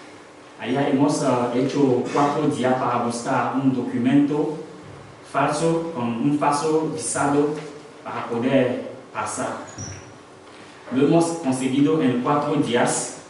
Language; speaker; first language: Spanish; non-native, learner; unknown